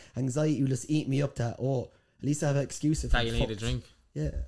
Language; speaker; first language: English; native; English